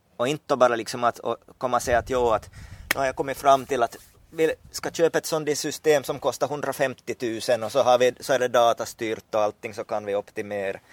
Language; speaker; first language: Swedish; native; Swedish